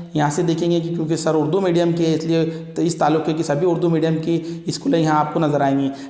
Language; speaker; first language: Hindi; non-native, local second language; Marathi